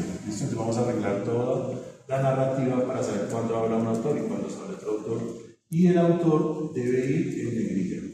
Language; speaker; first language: Spanish; native; Spanish